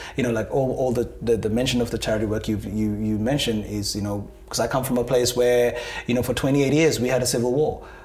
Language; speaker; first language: English; non-native, local second language; Sinhala